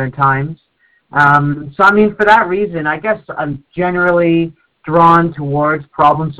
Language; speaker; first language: English; native; English